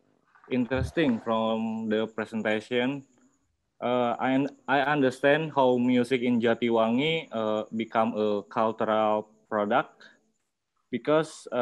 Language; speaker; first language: English; non-native, learner; Indonesian